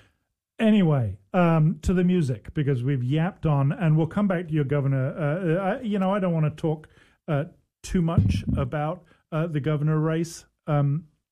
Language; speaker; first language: English; native; English